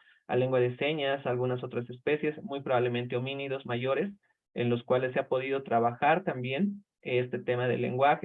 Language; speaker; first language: Spanish; native; Spanish